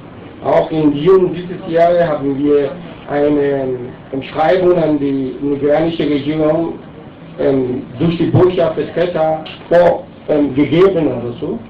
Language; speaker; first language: German; non-native, learner; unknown